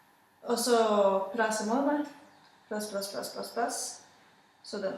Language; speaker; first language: Danish; non-native, fluent; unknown